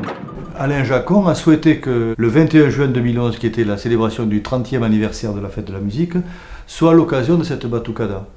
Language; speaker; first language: French; native; French